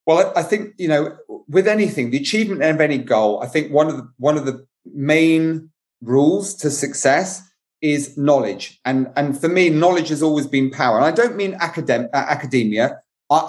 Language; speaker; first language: English; native; English